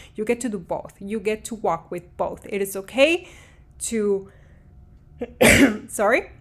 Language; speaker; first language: English; early bilingual, other home language; Spanish